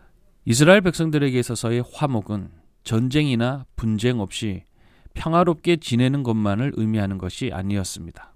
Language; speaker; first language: Korean; native; Korean